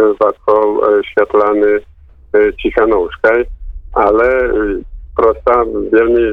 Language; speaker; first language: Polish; non-native, local second language; Belarusian